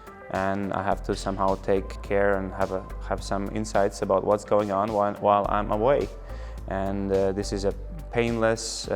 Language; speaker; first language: English; non-native, fluent; Latvian